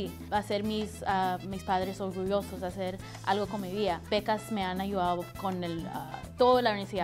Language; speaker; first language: Spanish; early bilingual, other home language; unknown